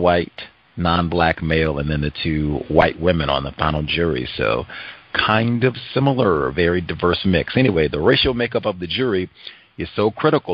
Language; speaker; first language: English; native; English